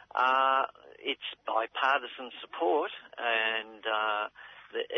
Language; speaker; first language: English; native; English